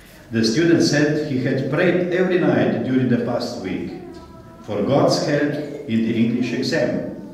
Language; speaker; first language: English; non-native, fluent; Slovenian